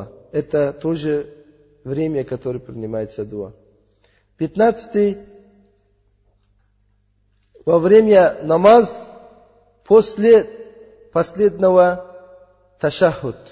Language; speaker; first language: Russian; non-native, learner; Uzbek